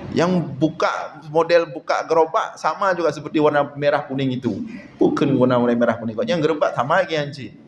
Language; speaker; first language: Malay; non-native, local second language; Achinese